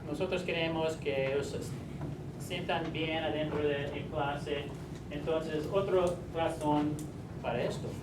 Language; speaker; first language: Spanish; non-native, learner; English